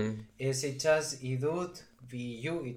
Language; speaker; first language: Russian; non-native, learner; Spanish